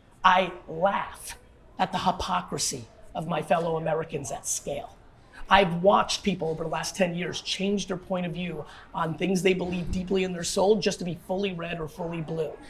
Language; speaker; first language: English; early bilingual, other home language; Russian